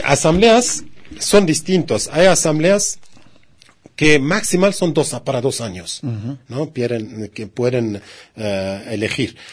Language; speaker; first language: Spanish; non-native, learner; Kurdish